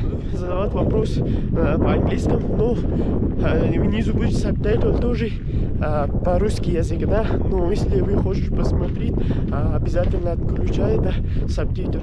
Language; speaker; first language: Russian; non-native, learner; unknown